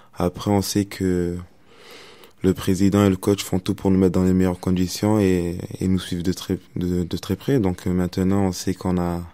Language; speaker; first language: French; native; French